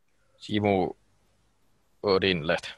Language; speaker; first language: Russian; non-native, learner; Finnish